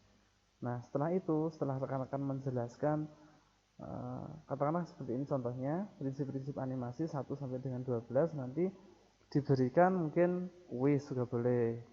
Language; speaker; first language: Indonesian; native; Indonesian